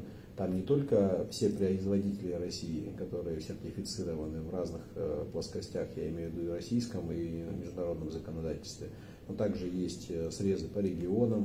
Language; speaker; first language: Russian; native; Russian